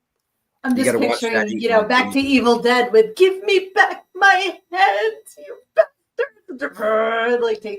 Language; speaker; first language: English; native; English